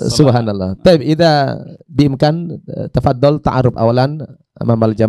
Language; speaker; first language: Arabic; non-native, fluent; Indonesian